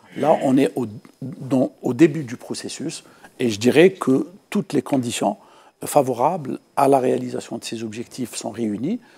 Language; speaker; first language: French; non-native, local second language; Arabic